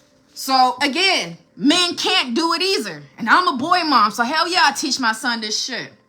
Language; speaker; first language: English; native; English